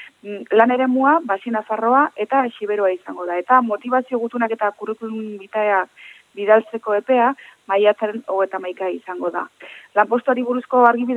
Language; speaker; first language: Basque; native; Basque